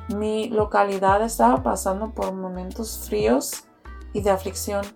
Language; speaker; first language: Spanish; early bilingual, heritage; Spanish